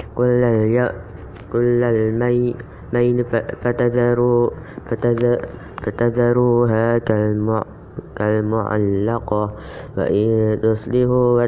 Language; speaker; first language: Arabic; non-native, learner; Indonesian